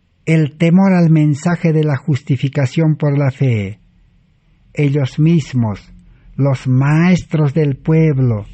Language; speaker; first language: Spanish; native; Spanish